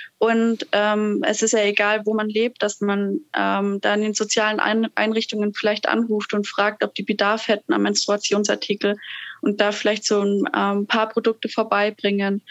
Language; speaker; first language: German; native; German